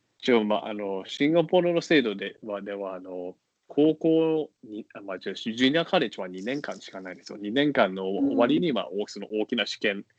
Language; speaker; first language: Japanese; non-native, fluent; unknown